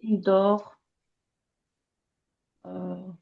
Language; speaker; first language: French; non-native, learner; Azerbaijani